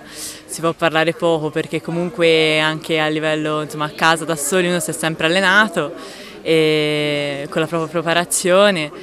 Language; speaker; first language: Italian; native; Italian